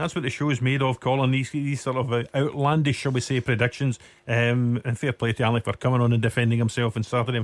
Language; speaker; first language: English; native; English